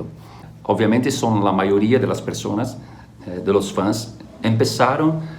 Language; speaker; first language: Spanish; non-native, fluent; Portuguese